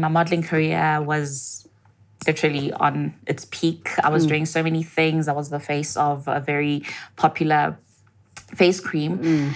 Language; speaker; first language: English; non-native, local second language; Zulu